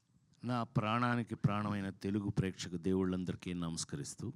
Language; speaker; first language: Telugu; native; Telugu